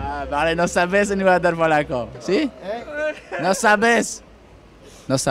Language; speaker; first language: Spanish; non-native, learner; Polish